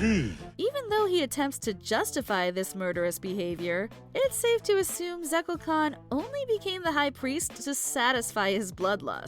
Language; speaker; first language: English; native; English